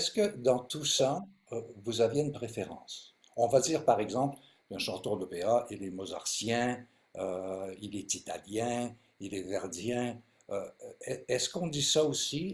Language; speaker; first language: French; native; French